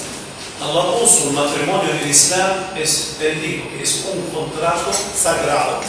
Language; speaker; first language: Spanish; non-native, fluent; Arabic